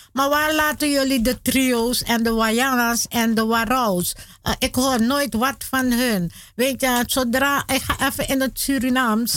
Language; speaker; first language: Dutch; non-native, learner; Spanish